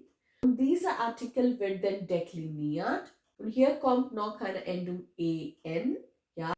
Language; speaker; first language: German; non-native, fluent; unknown